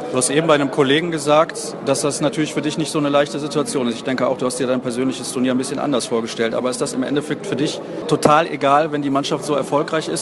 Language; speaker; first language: German; native; German